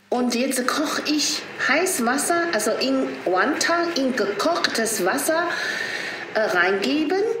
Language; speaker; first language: German; non-native, learner; Chinese